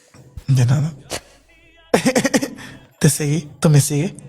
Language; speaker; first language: Spanish; non-native, learner; Haitian Creole